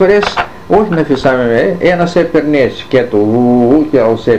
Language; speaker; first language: Greek; native; Greek